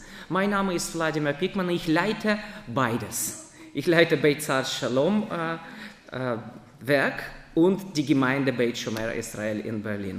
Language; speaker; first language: German; non-native, fluent; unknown